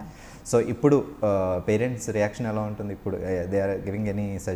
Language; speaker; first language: Telugu; native; Telugu